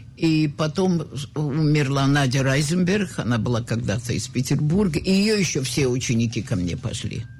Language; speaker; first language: Russian; native; Russian